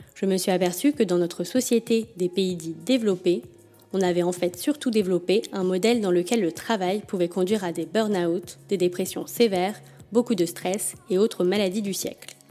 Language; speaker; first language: French; native; French